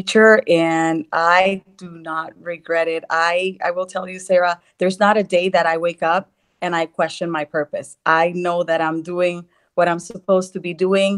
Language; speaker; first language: English; non-native, fluent; Spanish